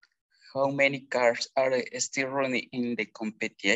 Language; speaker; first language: English; non-native, learner; Spanish